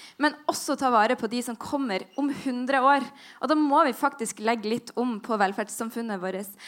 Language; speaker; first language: Norwegian; native; Norwegian